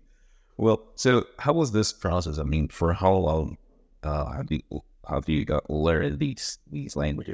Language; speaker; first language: English; non-native, fluent; Spanish